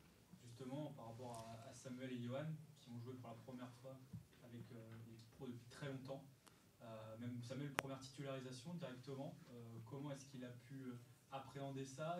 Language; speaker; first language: French; native; French